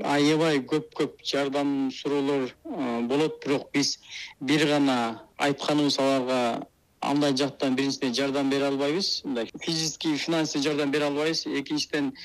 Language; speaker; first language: Kyrgyz; native; Kyrgyz